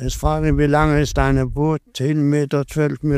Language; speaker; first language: German; non-native, learner; Danish